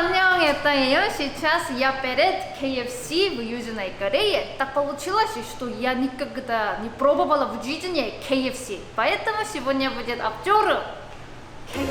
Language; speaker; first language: Russian; non-native, learner; Korean